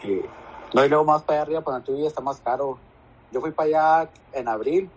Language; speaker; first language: Spanish; native; Spanish